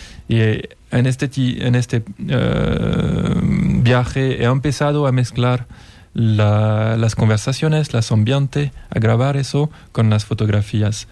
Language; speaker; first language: Spanish; non-native, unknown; French